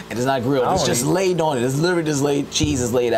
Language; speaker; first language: English; native; English